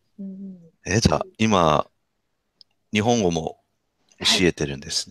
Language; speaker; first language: Japanese; non-native, fluent; English